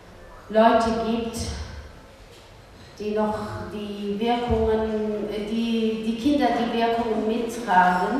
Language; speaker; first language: German; early bilingual, other home language; Kurdish